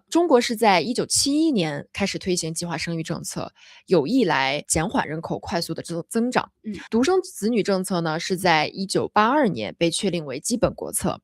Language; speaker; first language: Chinese; native; Chinese